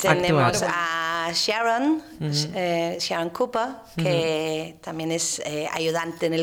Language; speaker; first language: Spanish; non-native, fluent; English